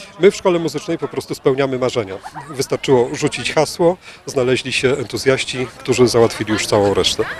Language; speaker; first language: Polish; native; Polish